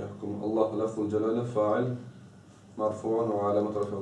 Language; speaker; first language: Arabic; non-native, learner; Chechen